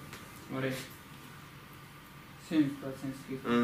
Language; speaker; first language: Russian; non-native, learner; Tajik